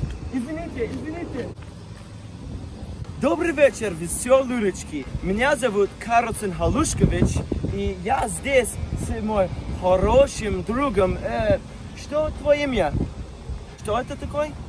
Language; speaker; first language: Russian; non-native, learner; English